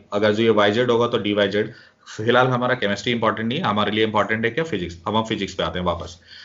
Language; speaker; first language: Hindi; native; Hindi